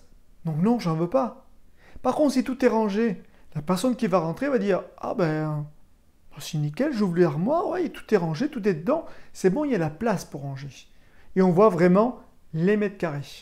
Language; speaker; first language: French; native; French